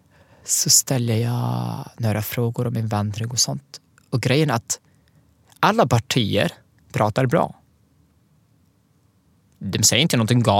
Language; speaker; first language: Swedish; non-native, learner; Arabic